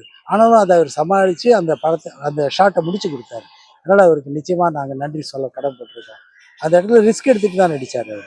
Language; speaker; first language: Tamil; native; Tamil